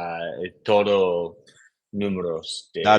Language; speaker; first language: Spanish; non-native, learner; English